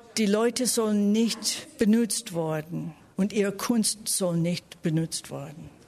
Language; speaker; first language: German; non-native, fluent; English